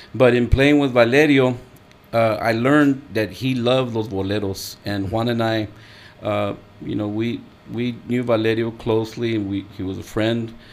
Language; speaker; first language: English; early bilingual, other home language; Spanish